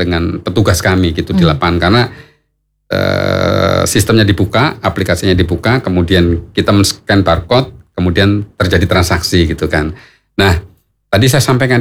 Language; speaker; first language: Indonesian; non-native, local second language; Javanese